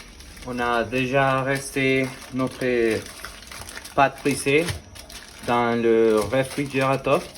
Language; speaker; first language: French; non-native, learner; Spanish